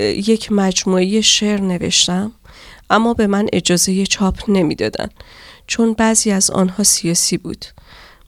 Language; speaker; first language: French; non-native, learner; Persian